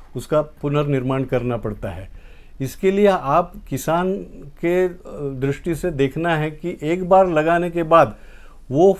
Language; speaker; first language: Hindi; non-native, local second language; Marathi